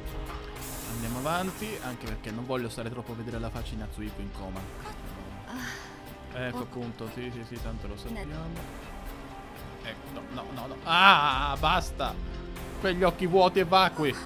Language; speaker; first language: Italian; native; Italian